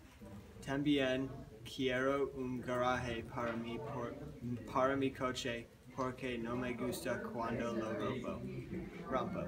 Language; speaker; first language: Spanish; non-native, learner; English